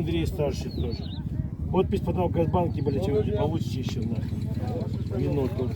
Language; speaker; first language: Russian; non-native, local second language; Kyrgyz